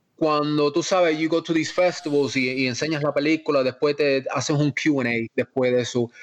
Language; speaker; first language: Spanish; early bilingual, heritage; Spanish